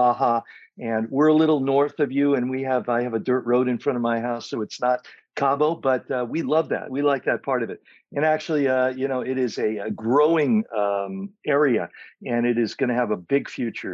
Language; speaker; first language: English; native; English